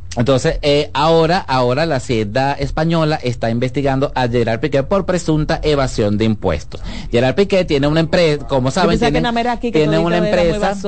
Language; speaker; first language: Spanish; native; Spanish